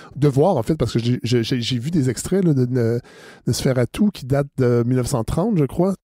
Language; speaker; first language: French; native; French